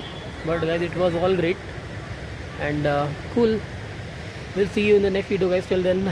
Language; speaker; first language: English; non-native, local second language; Hindi